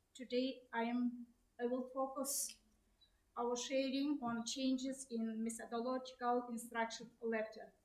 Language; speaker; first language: English; non-native, fluent; Kazakh